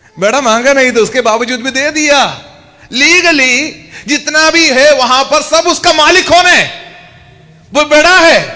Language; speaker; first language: Hindi; non-native, local second language; Malayalam